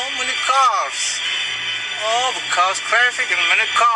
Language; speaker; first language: English; non-native, learner; Indonesian